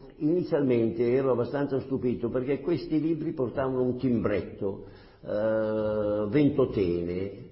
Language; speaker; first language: Italian; native; Italian